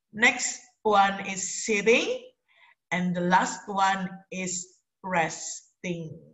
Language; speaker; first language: English; non-native, fluent; Indonesian